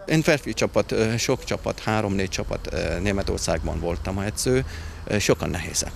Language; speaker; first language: Hungarian; non-native, learner; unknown